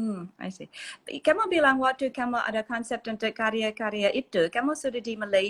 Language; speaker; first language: Indonesian; non-native, fluent; English